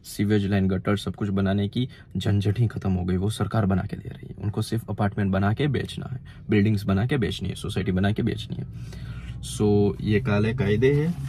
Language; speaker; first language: Hindi; non-native, local second language; Gujarati